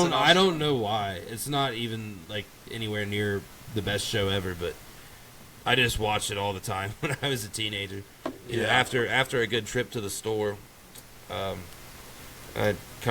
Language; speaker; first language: English; native; English